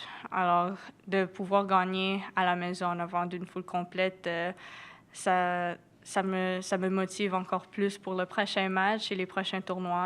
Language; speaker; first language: French; non-native, local second language; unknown